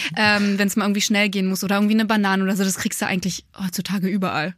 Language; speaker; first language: German; early bilingual, other home language; Polish